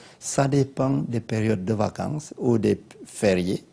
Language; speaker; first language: French; non-native, learner; Lao